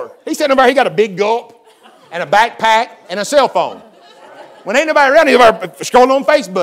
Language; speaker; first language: English; native; English